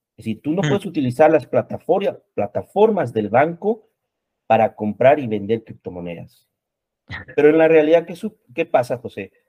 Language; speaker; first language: Spanish; native; Spanish